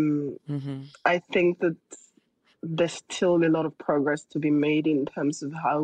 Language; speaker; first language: English; non-native, local second language; Yoruba